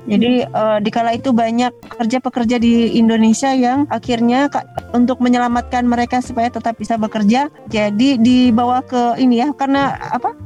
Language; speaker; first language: Indonesian; native; Indonesian